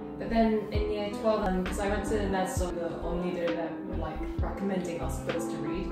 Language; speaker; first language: English; early bilingual, other home language; Korean